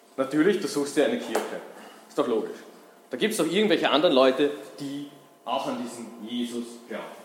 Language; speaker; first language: German; native; German